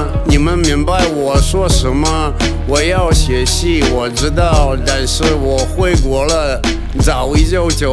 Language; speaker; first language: Chinese; non-native, learner; Russian